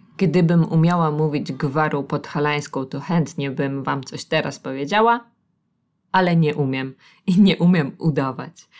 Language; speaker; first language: Polish; native; Polish